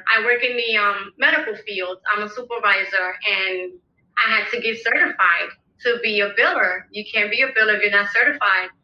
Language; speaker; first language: English; early bilingual, other home language; Spanish